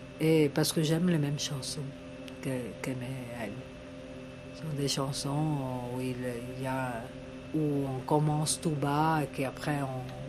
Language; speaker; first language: French; non-native, fluent; Italian